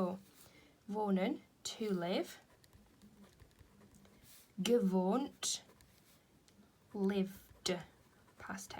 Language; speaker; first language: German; non-native, fluent; English